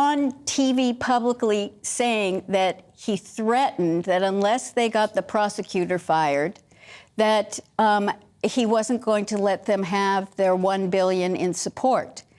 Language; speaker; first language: English; native; English